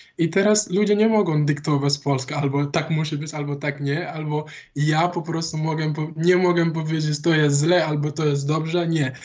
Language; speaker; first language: Polish; non-native, learner; Wolof